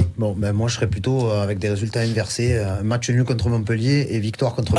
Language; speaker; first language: French; native; French